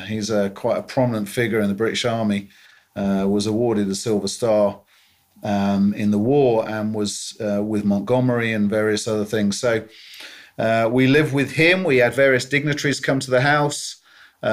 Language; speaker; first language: English; native; English